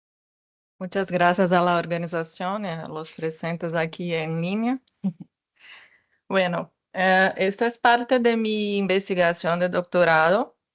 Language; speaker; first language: Spanish; non-native, fluent; Portuguese